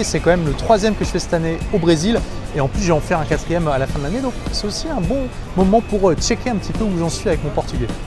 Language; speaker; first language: French; native; French